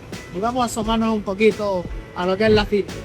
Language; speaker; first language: Spanish; native; Spanish